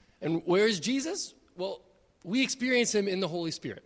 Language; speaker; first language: English; native; English